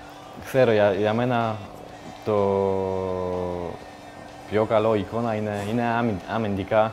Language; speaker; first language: Greek; non-native, learner; Polish